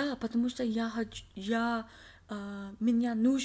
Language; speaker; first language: Russian; non-native, learner; English